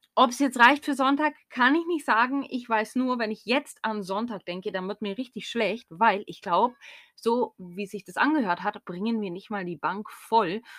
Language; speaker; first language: German; native; German